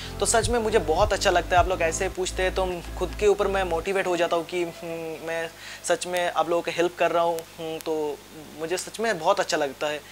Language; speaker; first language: Hindi; non-native, local second language; Bangla